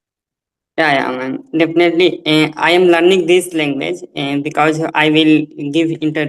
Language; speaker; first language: English; non-native, learner; Hindi